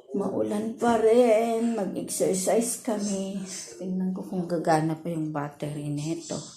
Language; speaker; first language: Filipino; native; Filipino